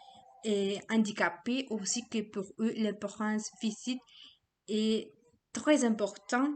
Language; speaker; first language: French; non-native, learner; Spanish